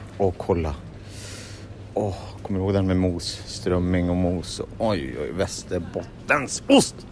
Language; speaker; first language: Swedish; native; Swedish